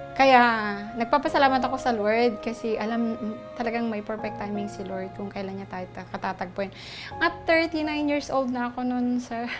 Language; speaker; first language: Filipino; native; Filipino